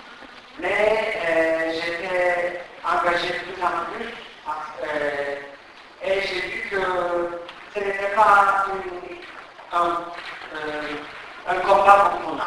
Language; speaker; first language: French; non-native, fluent; Turkish